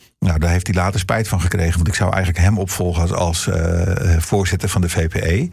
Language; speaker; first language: Dutch; early bilingual, heritage; Dutch